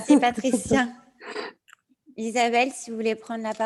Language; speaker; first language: French; native; French